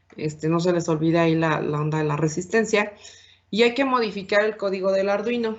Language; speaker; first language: Spanish; native; Spanish